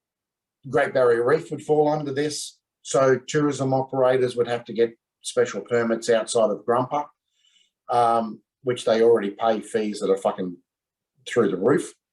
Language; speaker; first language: English; native; English